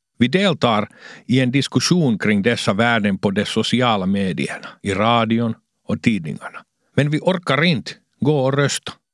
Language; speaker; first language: Swedish; non-native, local second language; Finnish